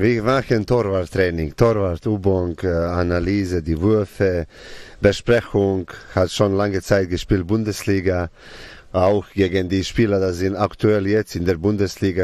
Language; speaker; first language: German; non-native, fluent; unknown